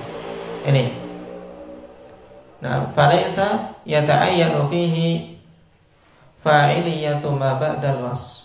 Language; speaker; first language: Arabic; non-native, fluent; Indonesian